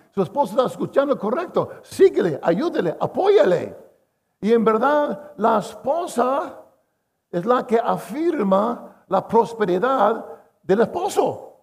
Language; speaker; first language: Spanish; non-native, fluent; English